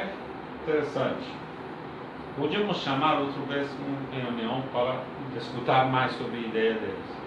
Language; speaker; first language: Portuguese; non-native, learner; Persian